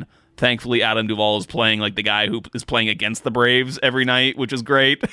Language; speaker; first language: English; native; English